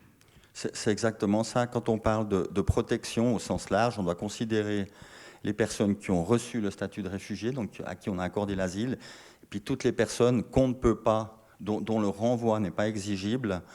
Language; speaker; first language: French; native; French